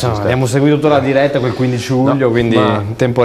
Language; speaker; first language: Italian; native; Italian